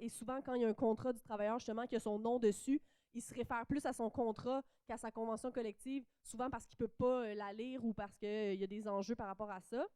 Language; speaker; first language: French; native; French